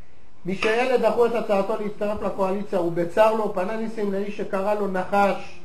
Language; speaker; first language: Hebrew; native; Hebrew